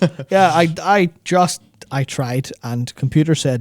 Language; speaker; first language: English; native; English